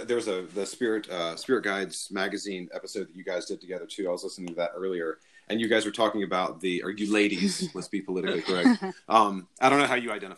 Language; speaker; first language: English; native; English